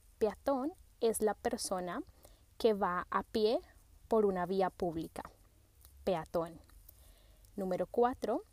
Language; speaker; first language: Spanish; native; Spanish